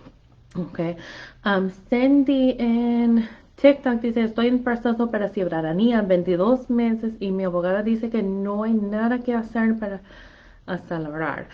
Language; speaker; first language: Spanish; non-native, fluent; English